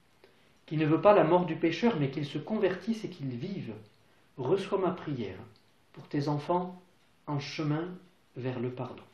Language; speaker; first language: French; native; French